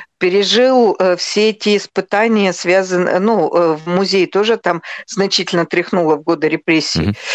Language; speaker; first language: Russian; native; Russian